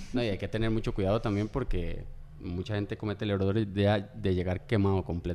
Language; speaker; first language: Spanish; native; Spanish